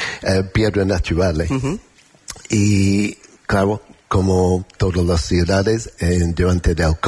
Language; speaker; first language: Spanish; non-native, learner; English